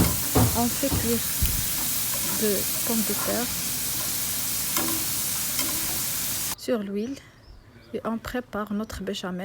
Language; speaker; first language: French; non-native, local second language; Arabic